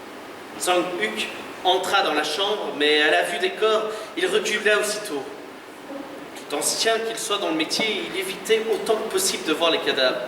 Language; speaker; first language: French; native; French